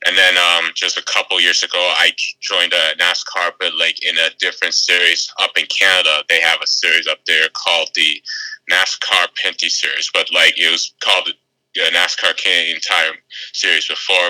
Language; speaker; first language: English; native; English